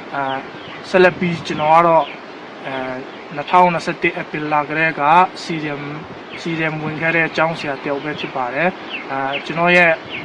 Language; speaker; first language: Burmese; non-native, local second language; Tedim Chin